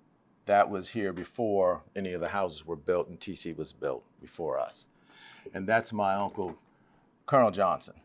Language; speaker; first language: English; native; English